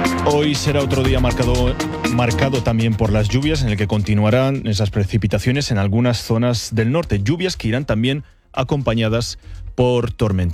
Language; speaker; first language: Spanish; native; Spanish